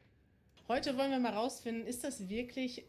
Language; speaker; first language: German; native; German